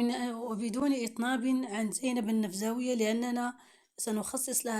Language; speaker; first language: Arabic; native; Arabic